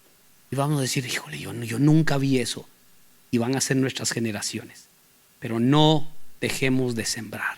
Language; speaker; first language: Spanish; native; Spanish